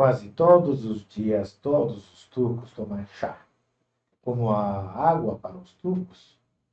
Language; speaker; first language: Portuguese; non-native, fluent; Turkish